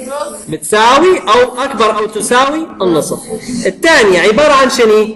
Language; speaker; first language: Arabic; native; Arabic